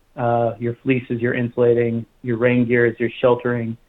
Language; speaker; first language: English; native; English